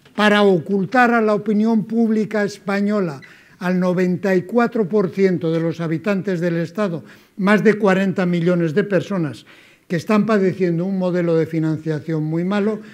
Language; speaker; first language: Spanish; native; Spanish